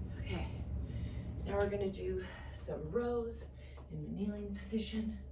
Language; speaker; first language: English; native; English